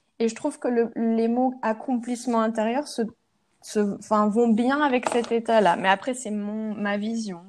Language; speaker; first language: French; native; French